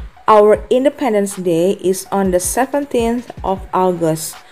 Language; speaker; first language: English; non-native, fluent; Indonesian